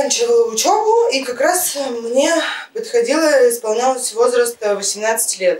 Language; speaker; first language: Russian; native; Russian